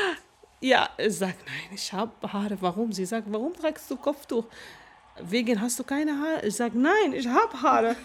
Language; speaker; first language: German; non-native, learner; Arabic